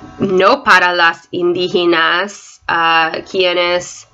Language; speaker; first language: Spanish; non-native, learner; English